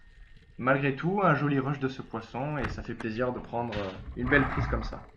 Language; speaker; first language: French; native; French